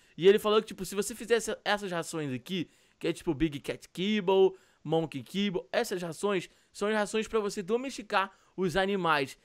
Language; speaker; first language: Portuguese; native; Portuguese